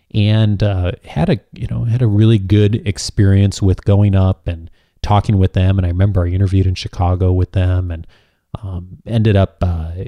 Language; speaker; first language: English; native; English